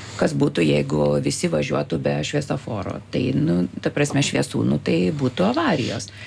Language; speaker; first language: Lithuanian; native; Lithuanian